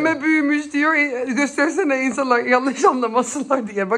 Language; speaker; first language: Turkish; early bilingual, heritage; Turkish